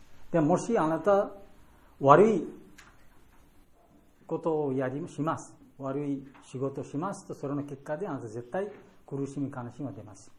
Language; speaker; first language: Japanese; non-native, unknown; Bangla